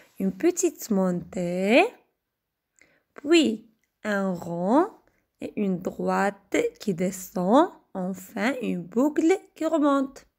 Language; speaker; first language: French; non-native, local second language; Arabic